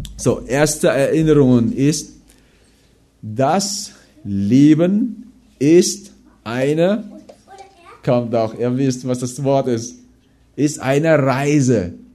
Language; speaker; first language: German; non-native, fluent; Filipino